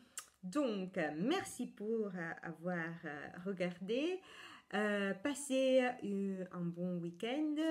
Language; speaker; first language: French; non-native, fluent; Italian